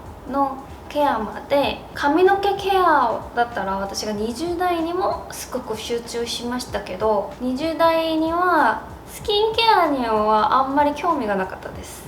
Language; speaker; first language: Japanese; non-native, learner; Korean